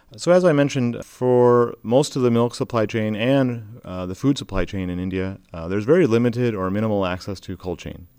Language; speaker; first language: English; native; English